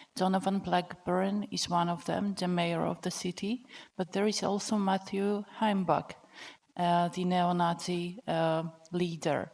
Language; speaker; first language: English; non-native, fluent; Polish